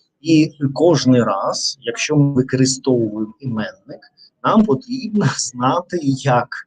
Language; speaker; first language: Ukrainian; non-native, learner; Russian